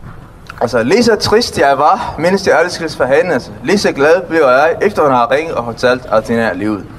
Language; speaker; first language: Danish; non-native, learner; Tigrinya